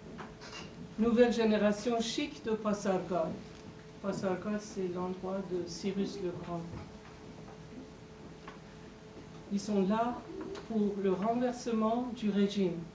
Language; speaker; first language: French; non-native, fluent; Persian